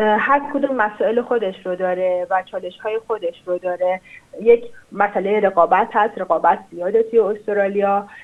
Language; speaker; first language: Persian; non-native, local second language; Azerbaijani